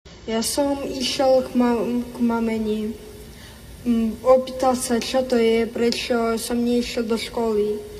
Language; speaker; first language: Slovak; early bilingual, other home language; Ukrainian